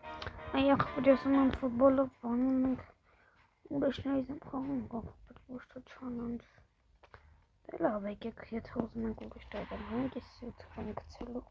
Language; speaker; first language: Armenian; native; Armenian